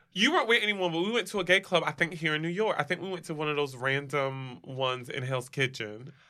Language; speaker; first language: English; native; English